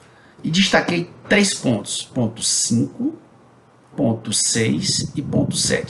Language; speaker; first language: Portuguese; native; Portuguese